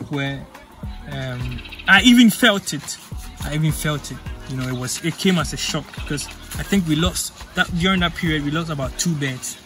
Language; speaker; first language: English; non-native, local second language; Akan